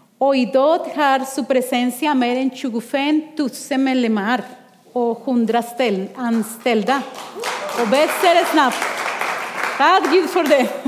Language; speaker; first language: Swedish; non-native, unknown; Spanish